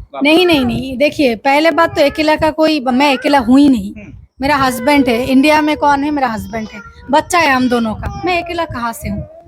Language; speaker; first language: Hindi; non-native, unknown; Bangla